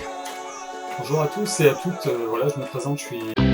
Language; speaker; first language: French; native; French